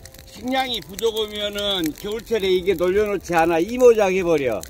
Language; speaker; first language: Korean; native; Korean